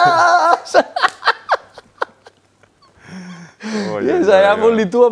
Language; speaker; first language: English; non-native, learner; Spanish